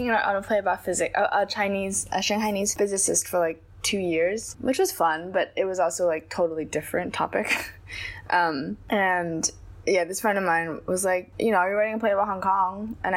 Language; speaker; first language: English; non-native, local second language; Chinese